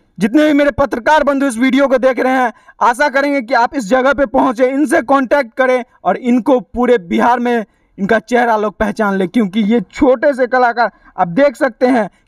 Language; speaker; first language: Hindi; native; Hindi